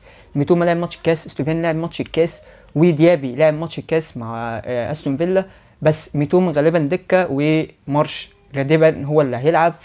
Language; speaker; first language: Arabic; native; Arabic